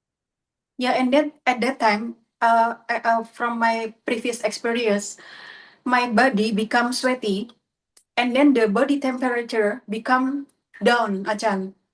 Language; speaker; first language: English; non-native, learner; Indonesian